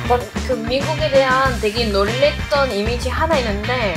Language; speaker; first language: Korean; non-native, fluent; French